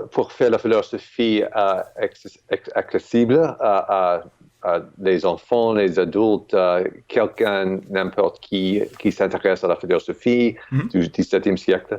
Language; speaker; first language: French; non-native, fluent; English